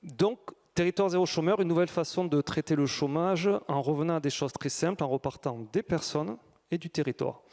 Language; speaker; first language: French; native; French